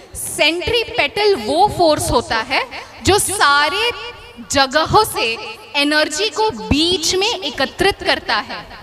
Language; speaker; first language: Hindi; non-native, local second language; Bangla